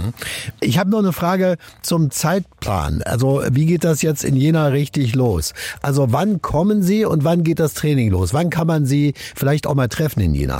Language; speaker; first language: German; native; German